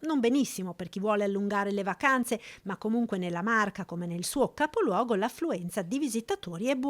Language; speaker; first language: Italian; native; Italian